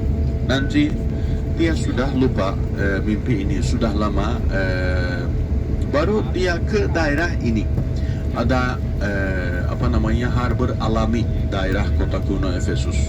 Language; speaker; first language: Indonesian; non-native, learner; Turkish